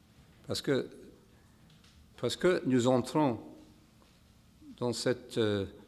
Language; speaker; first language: French; non-native, fluent; English